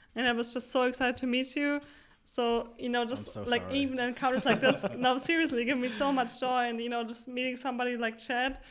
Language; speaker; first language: English; non-native, fluent; German